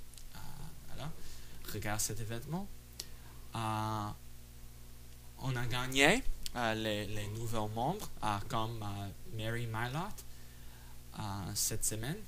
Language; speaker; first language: French; non-native, fluent; English